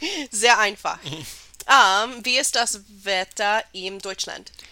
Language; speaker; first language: German; non-native, learner; English